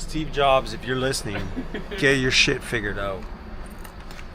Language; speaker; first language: English; native; English